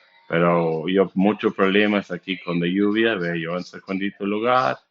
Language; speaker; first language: Spanish; non-native, learner; English